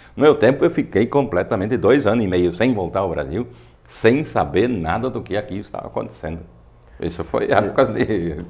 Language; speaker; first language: Portuguese; non-native, local second language; German